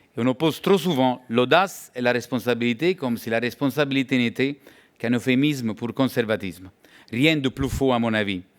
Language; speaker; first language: French; non-native, fluent; Italian